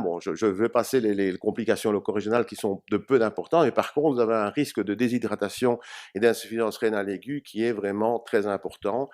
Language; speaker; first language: French; native; French